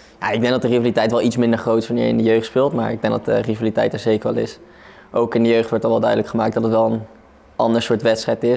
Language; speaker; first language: Dutch; native; Dutch